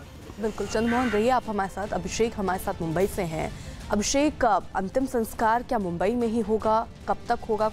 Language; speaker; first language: Hindi; native; Hindi